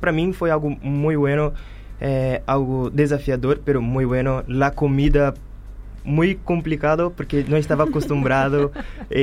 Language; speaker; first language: Spanish; non-native, learner; Portuguese